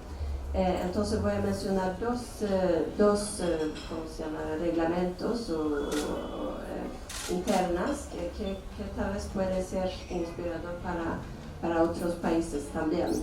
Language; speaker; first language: Spanish; non-native, fluent; Swedish